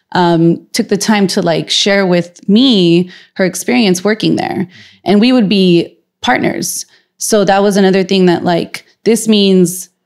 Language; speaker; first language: English; native; English